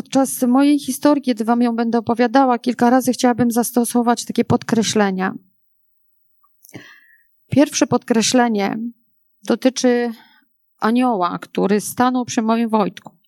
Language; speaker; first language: Polish; native; Polish